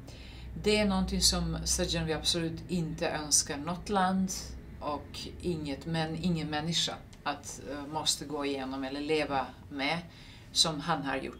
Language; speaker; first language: Swedish; non-native, fluent; Serbian